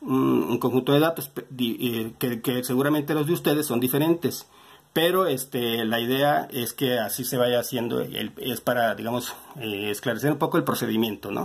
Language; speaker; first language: Spanish; native; Spanish